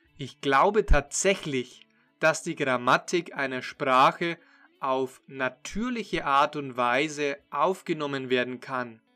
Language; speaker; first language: German; native; German